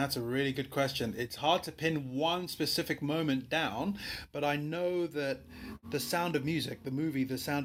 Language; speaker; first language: English; non-native, local second language; Yoruba